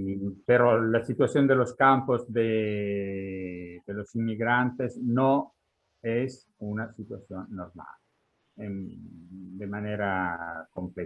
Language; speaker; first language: Spanish; non-native, fluent; Italian